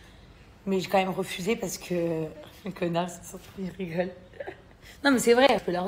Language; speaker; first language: French; native; French